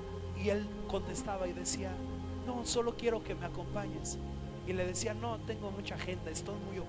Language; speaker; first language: Spanish; native; Spanish